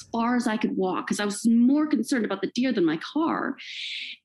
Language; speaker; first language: English; native; English